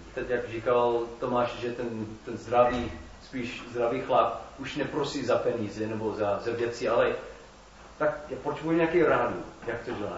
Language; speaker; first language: Czech; non-native, fluent; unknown